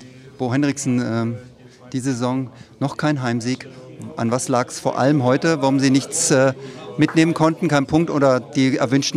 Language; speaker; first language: German; native; German